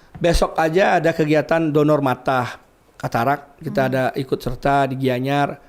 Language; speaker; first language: Indonesian; non-native, local second language; Balinese